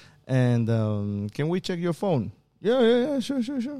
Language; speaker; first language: English; non-native, fluent; Spanish